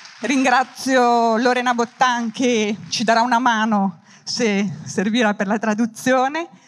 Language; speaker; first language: Italian; native; Italian